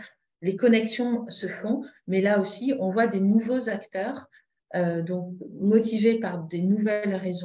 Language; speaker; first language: French; native; French